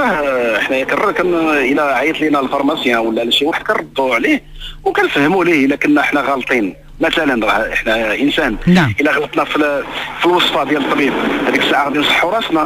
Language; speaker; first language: Arabic; native; Arabic